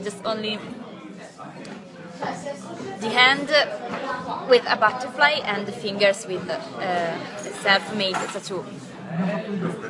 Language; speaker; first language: English; non-native, fluent; Italian